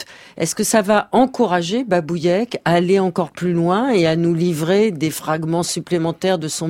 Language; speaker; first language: French; native; French